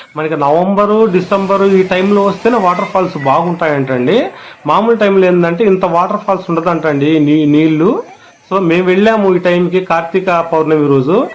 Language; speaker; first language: Telugu; native; Telugu